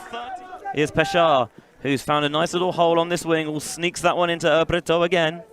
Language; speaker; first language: English; native; English